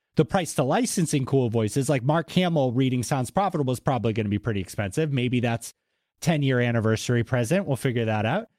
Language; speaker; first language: English; native; English